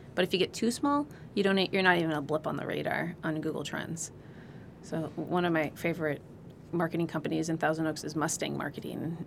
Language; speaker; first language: English; native; English